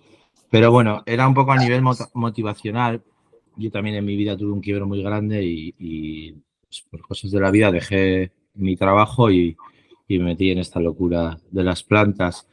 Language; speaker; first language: Spanish; native; Spanish